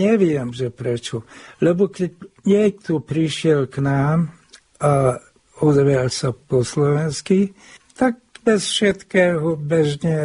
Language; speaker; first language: Slovak; non-native, local second language; Hungarian